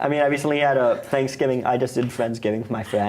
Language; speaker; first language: English; native; English